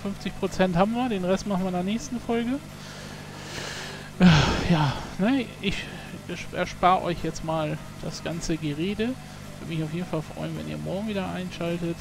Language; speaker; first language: German; native; German